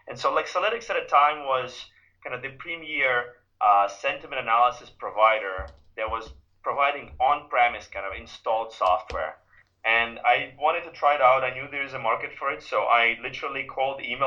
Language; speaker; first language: English; non-native, fluent; Ukrainian